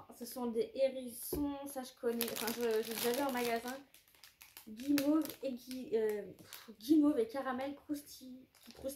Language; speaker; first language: French; native; French